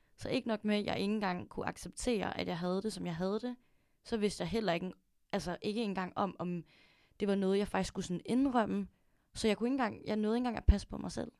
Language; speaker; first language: Danish; early bilingual, other home language; Filipino